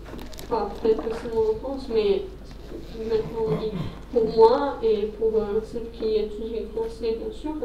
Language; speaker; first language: French; non-native, fluent; Serbian